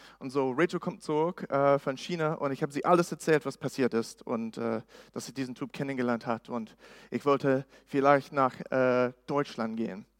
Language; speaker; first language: German; non-native, fluent; English